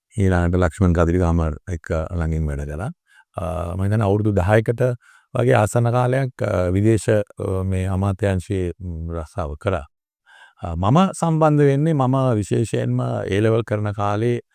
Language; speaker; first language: Sinhala; non-native, local second language; Tamil